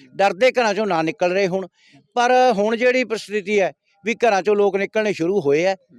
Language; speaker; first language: Punjabi; native; Punjabi